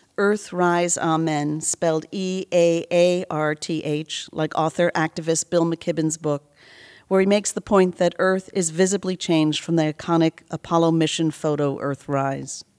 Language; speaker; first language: English; native; English